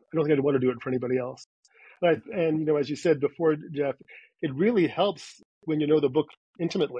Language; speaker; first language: English; native; English